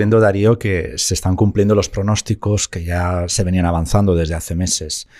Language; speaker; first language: Spanish; native; Spanish